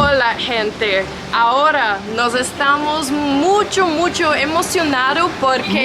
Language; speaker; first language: Spanish; non-native, learner; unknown